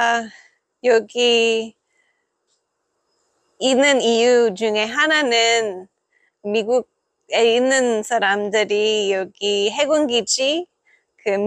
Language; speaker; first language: Korean; non-native, fluent; English